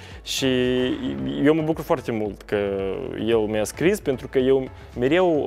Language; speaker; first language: Romanian; non-native, local second language; Russian